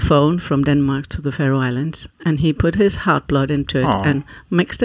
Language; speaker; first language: English; non-native, fluent; Faroese